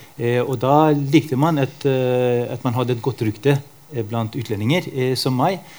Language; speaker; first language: Norwegian; non-native, fluent; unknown